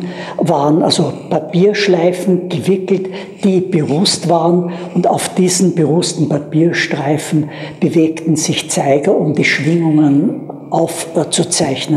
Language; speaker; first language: German; native; German